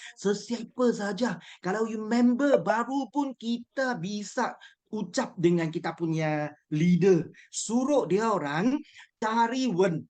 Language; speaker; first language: Malay; non-native, local second language; Chinese